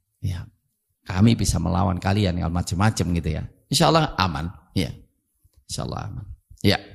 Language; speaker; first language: Indonesian; native; Indonesian